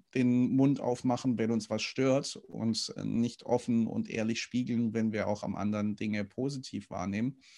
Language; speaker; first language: German; native; German